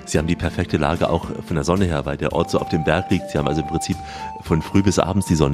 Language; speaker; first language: German; native; German